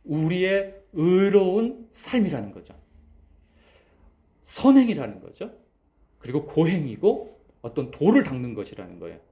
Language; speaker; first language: Korean; native; Korean